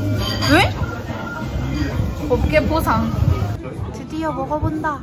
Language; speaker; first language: Korean; native; Korean